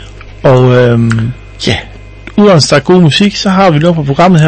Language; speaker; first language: Danish; native; Danish